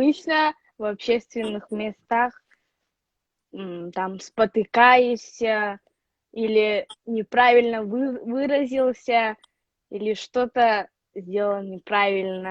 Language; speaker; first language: Russian; non-native, local second language; Yakut